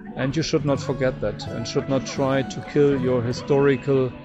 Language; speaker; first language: English; non-native, fluent; German